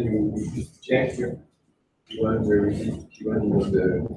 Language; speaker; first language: English; non-native, learner; Chinese